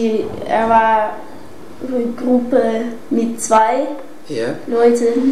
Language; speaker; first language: German; non-native, learner; Dutch